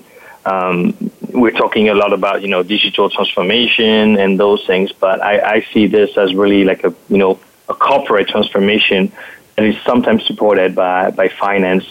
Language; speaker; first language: English; non-native, fluent; French